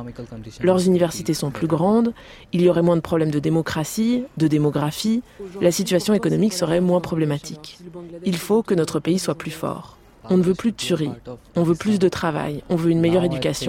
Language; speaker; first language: French; native; French